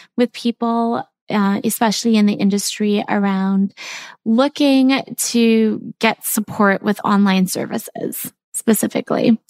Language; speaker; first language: English; native; English